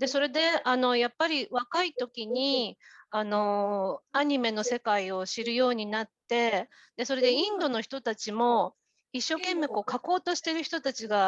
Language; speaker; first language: Japanese; native; Japanese